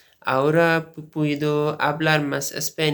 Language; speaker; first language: Spanish; non-native, learner; Urdu